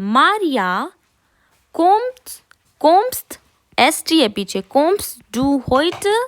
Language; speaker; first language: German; non-native, fluent; Hindi